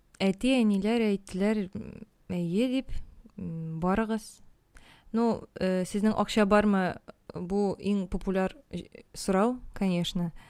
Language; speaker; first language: Tatar; native; Tatar